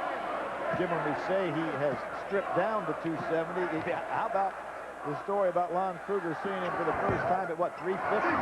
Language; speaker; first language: English; native; English